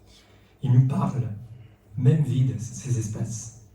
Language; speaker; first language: French; native; French